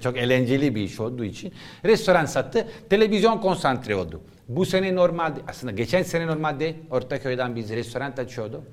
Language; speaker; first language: Turkish; non-native, learner; Italian